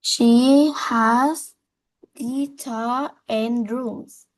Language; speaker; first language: English; non-native, learner; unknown